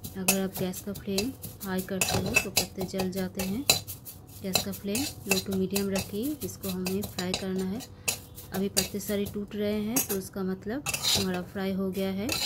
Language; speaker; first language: Hindi; non-native, local second language; Bangla